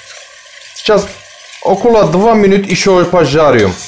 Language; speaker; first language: Russian; non-native, learner; Turkish